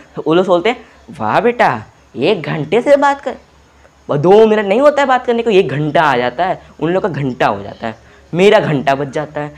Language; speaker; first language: Hindi; native; Hindi